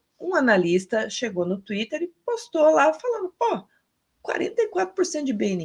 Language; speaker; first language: Portuguese; native; Portuguese